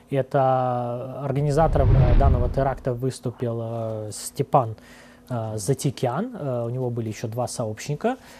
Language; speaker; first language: Russian; non-native, local second language; Azerbaijani